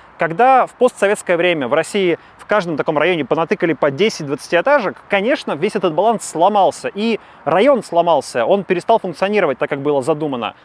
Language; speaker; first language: Russian; native; Russian